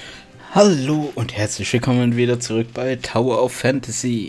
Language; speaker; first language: German; non-native, local second language; Luxembourgish